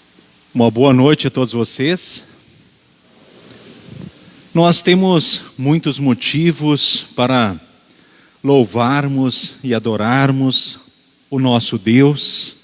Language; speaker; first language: Portuguese; native; Portuguese